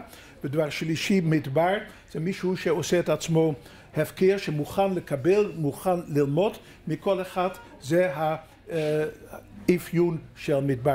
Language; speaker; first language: Hebrew; non-native, fluent; Dutch